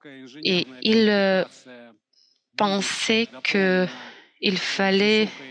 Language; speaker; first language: French; non-native, fluent; Russian